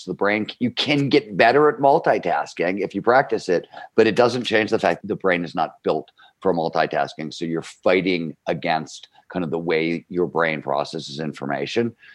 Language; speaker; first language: English; native; English